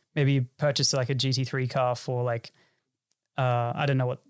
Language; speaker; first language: English; native; English